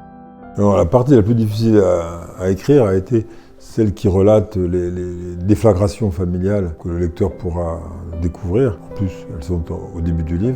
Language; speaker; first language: French; native; French